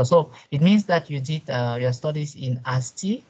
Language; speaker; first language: English; non-native, local second language; French